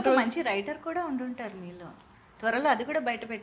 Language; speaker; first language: Telugu; native; Telugu